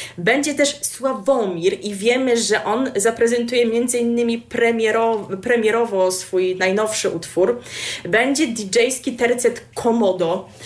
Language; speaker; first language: Polish; native; Polish